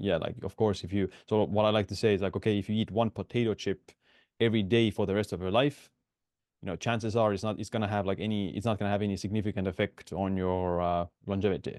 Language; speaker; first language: English; non-native, fluent; Estonian